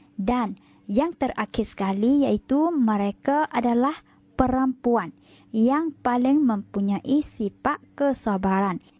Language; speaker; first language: Malay; native; Malay